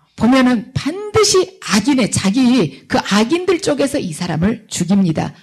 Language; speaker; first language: Korean; native; Korean